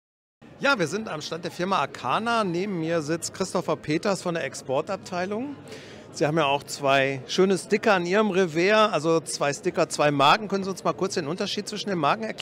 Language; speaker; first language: German; native; German